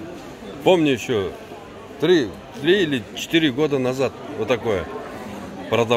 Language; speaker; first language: Russian; non-native, local second language; Kyrgyz